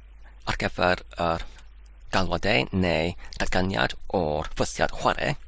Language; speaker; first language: Welsh; non-native, learner; English